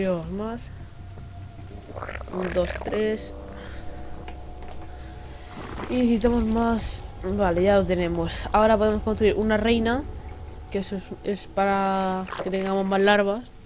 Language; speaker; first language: Spanish; native; Spanish